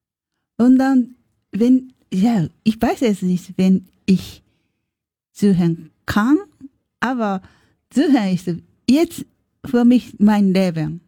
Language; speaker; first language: German; non-native, learner; Japanese